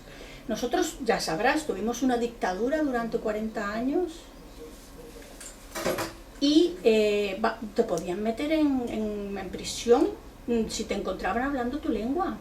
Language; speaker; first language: Spanish; non-native, local second language; Catalan